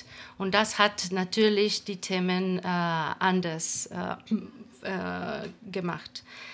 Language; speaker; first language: German; non-native, fluent; Spanish